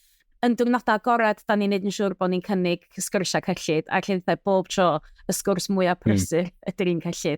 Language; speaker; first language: Welsh; native; Welsh